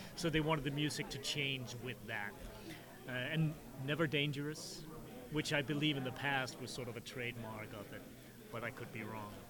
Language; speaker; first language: English; non-native, fluent; Danish